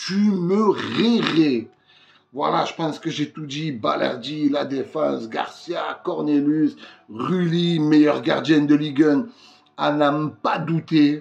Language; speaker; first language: French; native; French